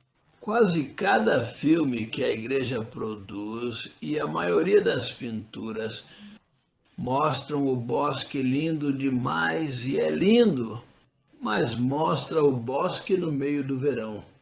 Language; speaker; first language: Portuguese; non-native, fluent; English